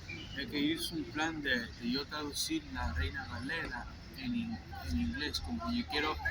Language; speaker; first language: Spanish; non-native, fluent; English